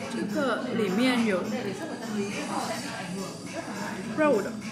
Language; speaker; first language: Chinese; non-native, fluent; Vietnamese